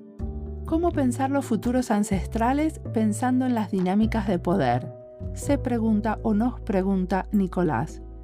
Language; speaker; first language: Spanish; native; Spanish